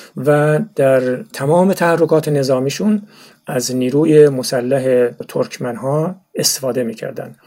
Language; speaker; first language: Persian; non-native, local second language; Turkmen